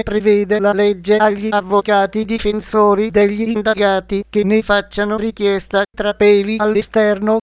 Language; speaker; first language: Italian; native; Italian